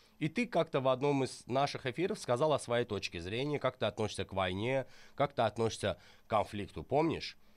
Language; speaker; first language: Russian; non-native, local second language; Azerbaijani